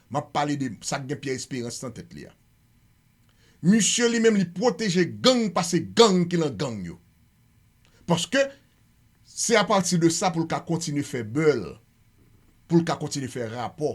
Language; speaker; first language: Haitian Creole; native; Haitian Creole